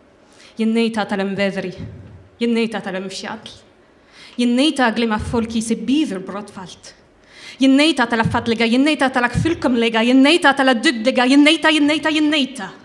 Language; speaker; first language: Icelandic; non-native, learner; French